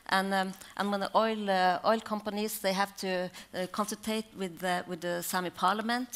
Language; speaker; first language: English; non-native, learner; Norwegian